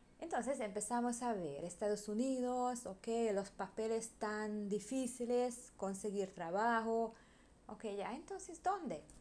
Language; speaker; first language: Spanish; non-native, learner; Hungarian